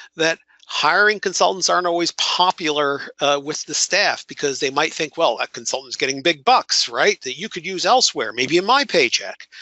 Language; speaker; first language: English; native; English